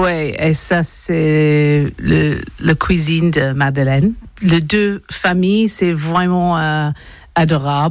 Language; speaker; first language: French; non-native, learner; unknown